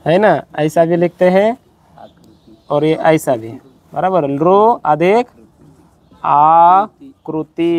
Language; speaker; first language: Hindi; non-native, local second language; Marathi